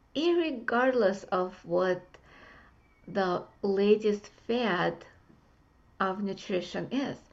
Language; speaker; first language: English; non-native, fluent; Russian